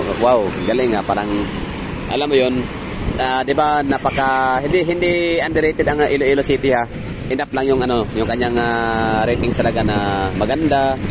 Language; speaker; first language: Filipino; non-native, local second language; Cebuano